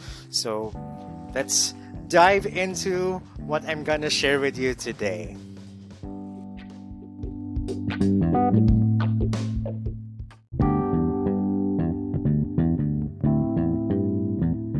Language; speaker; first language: English; non-native, local second language; Cebuano